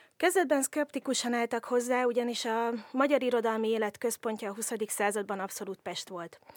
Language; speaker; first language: Hungarian; native; Hungarian